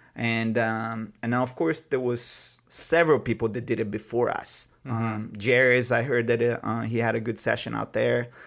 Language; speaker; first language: English; non-native, fluent; Portuguese